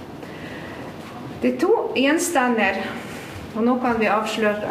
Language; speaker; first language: Norwegian; non-native, fluent; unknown